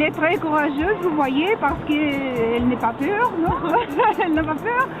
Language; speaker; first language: French; non-native, learner; Russian